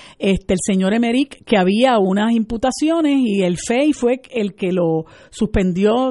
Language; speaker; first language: Spanish; native; Spanish